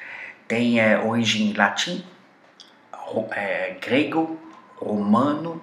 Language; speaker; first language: Portuguese; non-native, fluent; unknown